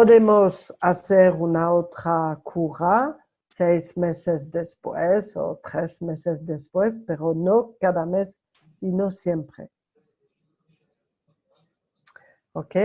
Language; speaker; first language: Spanish; non-native, learner; French